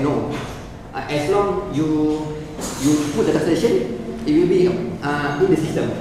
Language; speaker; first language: English; non-native, local second language; Malay